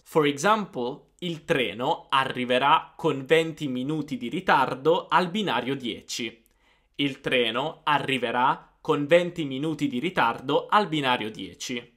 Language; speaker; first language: Italian; native; Italian